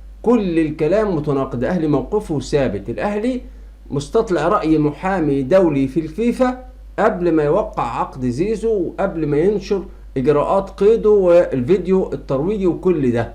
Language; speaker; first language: Arabic; native; Arabic